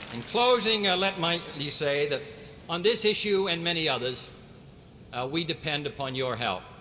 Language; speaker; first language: English; native; English